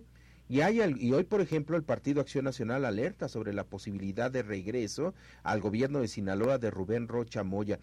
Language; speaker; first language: Spanish; native; Spanish